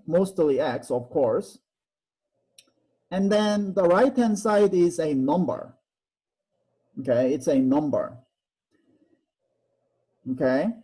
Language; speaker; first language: English; non-native, fluent; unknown